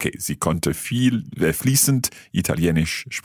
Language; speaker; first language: German; non-native, fluent; English